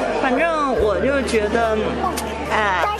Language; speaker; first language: Chinese; native; Chinese